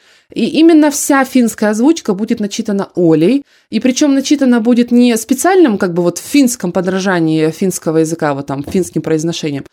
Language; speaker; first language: Russian; native; Russian